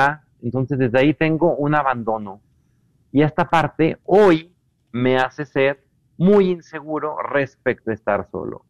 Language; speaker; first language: Spanish; native; Spanish